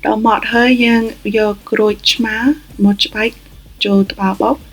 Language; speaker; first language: Khmer; early bilingual, other home language; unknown